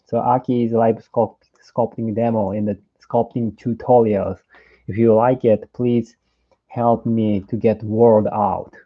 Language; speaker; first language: English; non-native, learner; Japanese